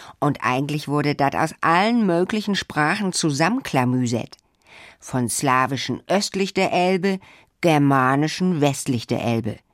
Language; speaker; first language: German; native; German